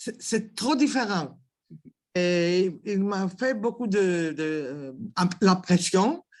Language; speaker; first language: French; non-native, learner; Greek